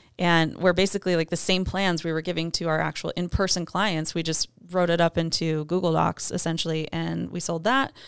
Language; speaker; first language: English; native; English